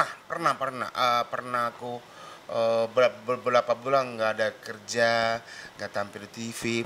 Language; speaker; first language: Indonesian; non-native, fluent; Japanese